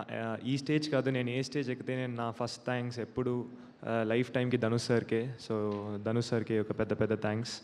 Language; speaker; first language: Telugu; non-native, learner; Tamil